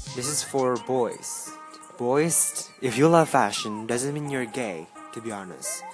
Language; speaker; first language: English; non-native, learner; Indonesian